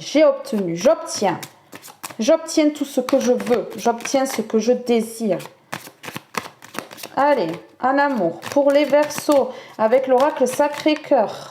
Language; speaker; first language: French; native; French